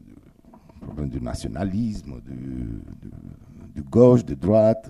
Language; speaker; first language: French; non-native, fluent; Romanian